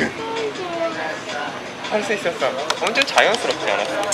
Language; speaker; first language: Korean; non-native, learner; Japanese